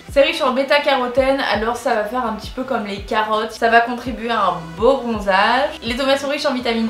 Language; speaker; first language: French; native; French